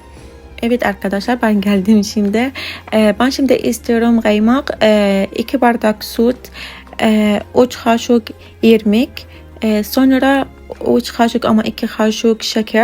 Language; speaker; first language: Turkish; non-native, learner; Arabic